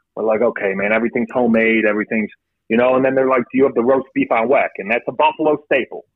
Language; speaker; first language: English; native; English